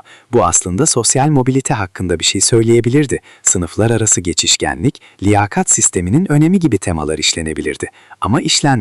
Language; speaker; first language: Turkish; native; Turkish